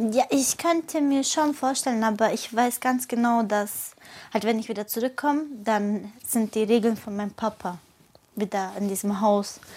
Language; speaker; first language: German; early bilingual, other home language; Turkish